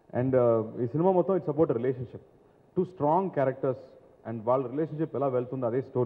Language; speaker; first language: Telugu; non-native, learner; Tamil